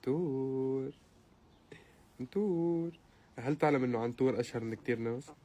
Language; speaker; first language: Arabic; native; Arabic